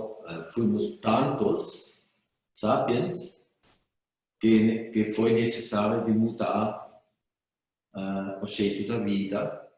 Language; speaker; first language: Portuguese; non-native, fluent; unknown